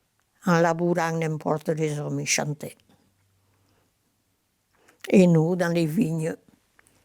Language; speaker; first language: French; non-native, local second language; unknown